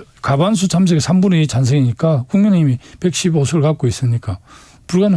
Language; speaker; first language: Korean; native; Korean